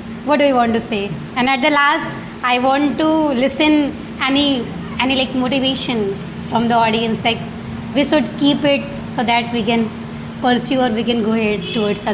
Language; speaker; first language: English; non-native, learner; Hindi